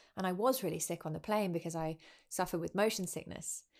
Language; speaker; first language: English; native; English